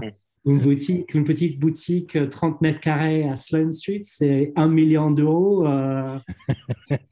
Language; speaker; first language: French; non-native, fluent; English